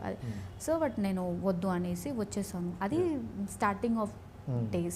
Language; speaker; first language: Telugu; non-native, learner; Odia